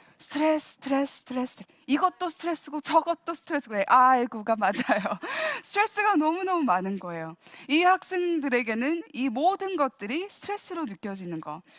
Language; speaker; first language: Korean; early bilingual, heritage; Korean